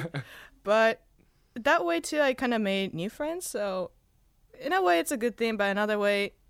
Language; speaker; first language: English; non-native, fluent; Spanish